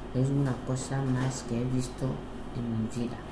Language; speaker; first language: Spanish; non-native, local second language; Fang